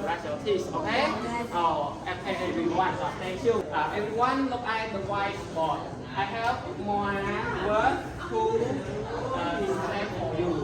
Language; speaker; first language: English; non-native, learner; Khmer